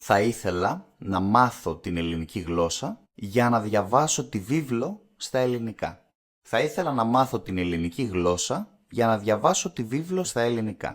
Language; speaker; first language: Greek; non-native, learner; English